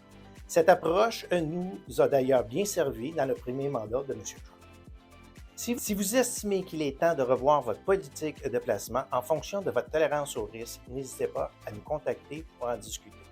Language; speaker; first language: French; native; French